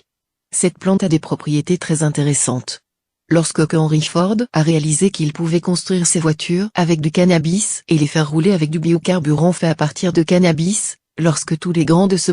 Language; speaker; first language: French; native; French